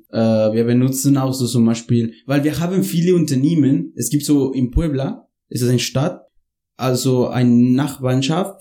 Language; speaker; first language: German; non-native, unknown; Spanish